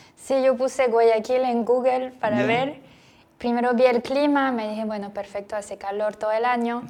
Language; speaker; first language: Spanish; non-native, fluent; French